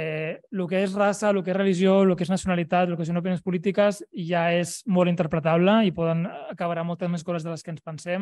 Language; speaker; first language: Catalan; native; Catalan